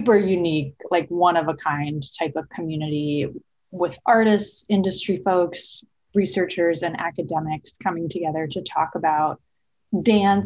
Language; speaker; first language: English; native; English